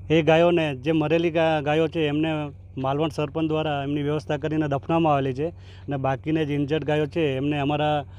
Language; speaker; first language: Gujarati; native; Gujarati